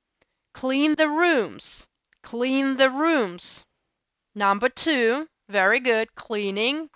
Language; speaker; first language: English; non-native, fluent; Russian